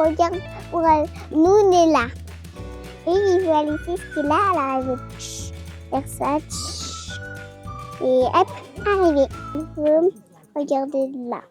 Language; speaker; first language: French; native; French